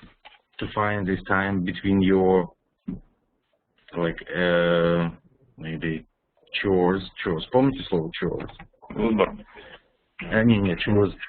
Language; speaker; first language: English; non-native, fluent; Russian